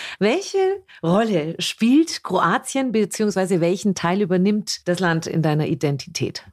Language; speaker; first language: German; native; German